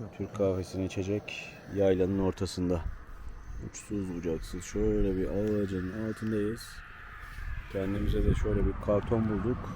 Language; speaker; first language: Turkish; native; Turkish